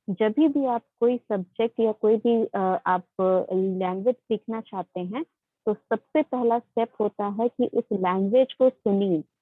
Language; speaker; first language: Hindi; native; Hindi